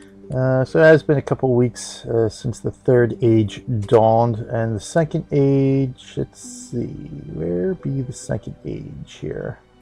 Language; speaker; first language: English; native; English